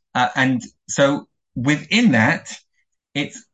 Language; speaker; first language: English; native; English